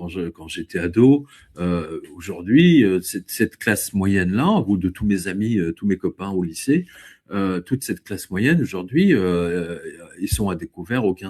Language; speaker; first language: French; native; French